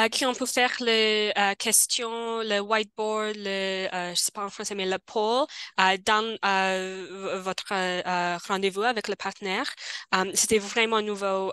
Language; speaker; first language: French; non-native, learner; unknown